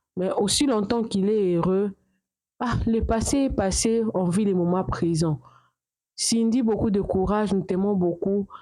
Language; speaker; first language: French; non-native, local second language; Lingala